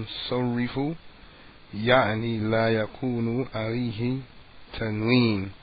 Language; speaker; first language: Arabic; non-native, fluent; English